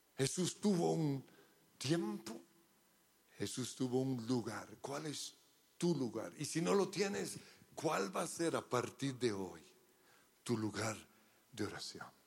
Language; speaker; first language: Spanish; early bilingual, other home language; English